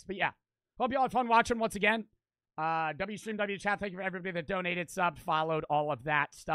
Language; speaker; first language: English; native; English